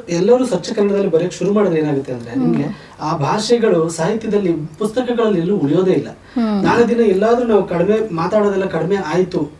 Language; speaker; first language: Kannada; native; Kannada